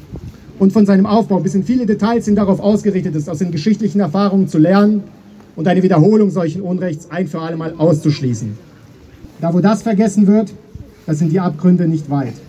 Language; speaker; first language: German; native; German